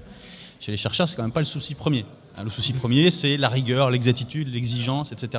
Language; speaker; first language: French; native; French